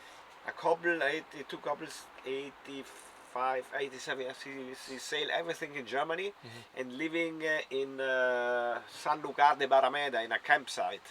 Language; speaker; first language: English; non-native, learner; German